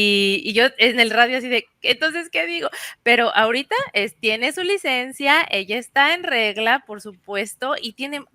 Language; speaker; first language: Spanish; native; Spanish